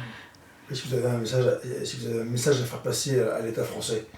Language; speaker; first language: French; native; French